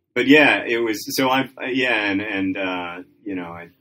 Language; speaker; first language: English; native; English